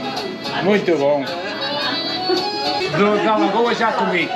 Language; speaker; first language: Portuguese; non-native, learner; Spanish